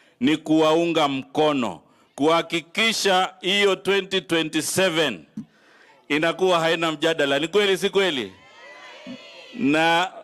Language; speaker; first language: Swahili; native; Swahili